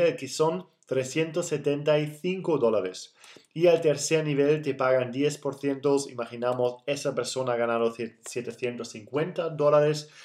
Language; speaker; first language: Spanish; non-native, fluent; German